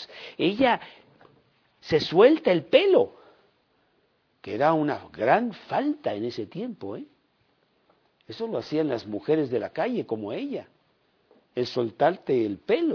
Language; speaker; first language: Spanish; native; Spanish